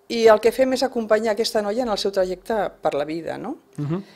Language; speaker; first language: Catalan; non-native, local second language; Spanish